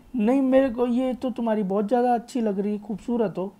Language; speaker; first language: Hindi; native; Hindi